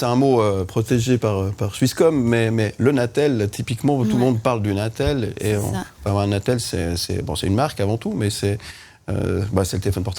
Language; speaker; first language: French; native; French